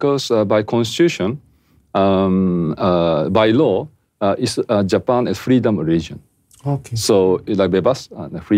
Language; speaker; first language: English; non-native, fluent; Japanese